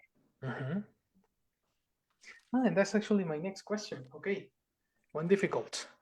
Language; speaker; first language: English; non-native, fluent; Spanish